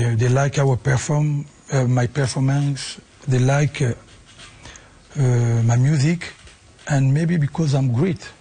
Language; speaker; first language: English; non-native, learner; French